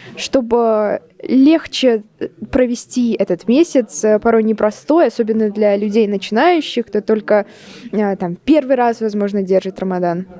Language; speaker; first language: Russian; native; Russian